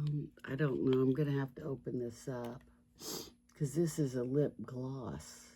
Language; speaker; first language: English; native; English